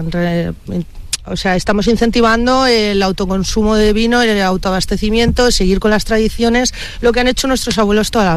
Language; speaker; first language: Spanish; native; Spanish